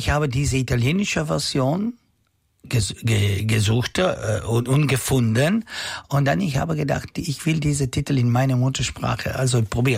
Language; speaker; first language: German; non-native, local second language; Italian